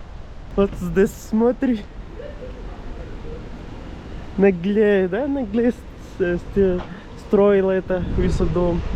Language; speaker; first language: Russian; non-native, learner; Urdu